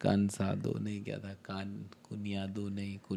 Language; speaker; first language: Spanish; non-native, learner; Hindi